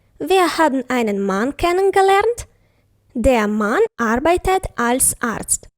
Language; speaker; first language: German; non-native, fluent; Ukrainian